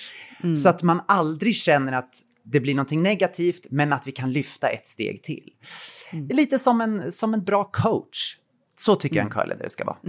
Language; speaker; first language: Swedish; native; Swedish